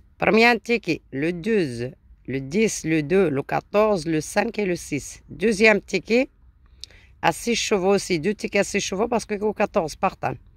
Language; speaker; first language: French; non-native, local second language; Arabic